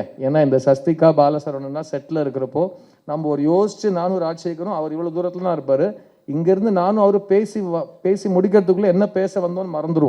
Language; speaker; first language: Tamil; native; Tamil